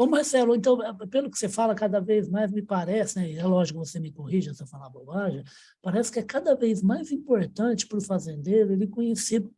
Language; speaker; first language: Portuguese; native; Portuguese